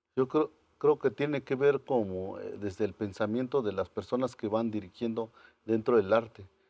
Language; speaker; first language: Spanish; non-native, local second language; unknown